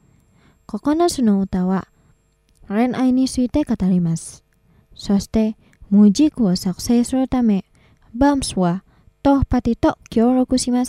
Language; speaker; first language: Japanese; non-native, fluent; Indonesian